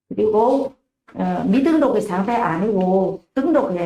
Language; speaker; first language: Korean; non-native, learner; Vietnamese